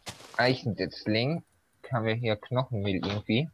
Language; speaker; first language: German; native; German